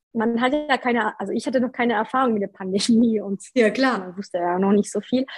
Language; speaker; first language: German; early bilingual, other home language; Polish